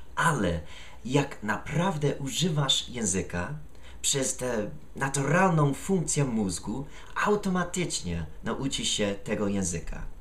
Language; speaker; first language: Polish; non-native, fluent; English